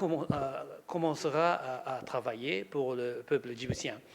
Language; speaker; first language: French; non-native, learner; Japanese